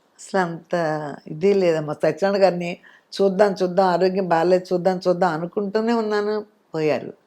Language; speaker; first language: Telugu; native; Telugu